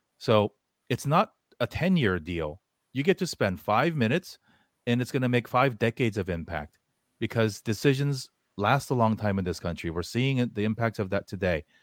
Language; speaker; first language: English; early bilingual, other home language; Korean